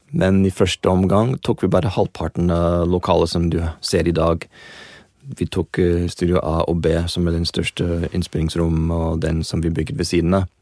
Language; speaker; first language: Norwegian; non-native, fluent; English